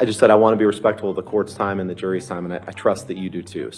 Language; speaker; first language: English; native; English